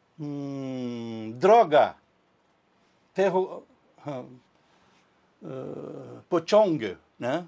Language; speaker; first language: Polish; non-native, learner; Portuguese